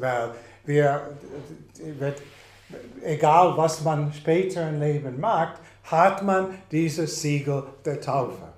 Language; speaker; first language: German; non-native, fluent; English